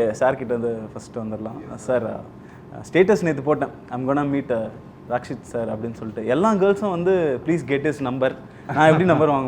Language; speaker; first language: Tamil; native; Tamil